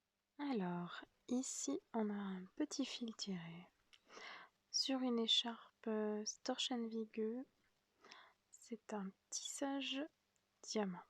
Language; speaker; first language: French; native; French